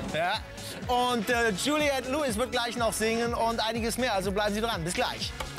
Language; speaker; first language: German; native; German